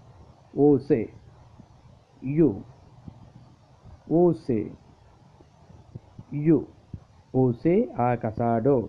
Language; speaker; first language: Portuguese; non-native, learner; Tamil